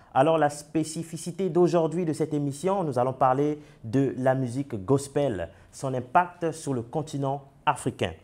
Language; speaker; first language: French; non-native, local second language; Wolof